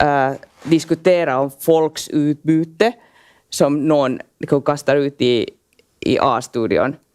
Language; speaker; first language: Swedish; non-native, local second language; Finnish